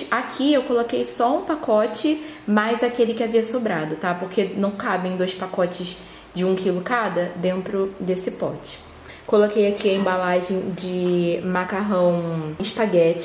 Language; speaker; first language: Portuguese; native; Portuguese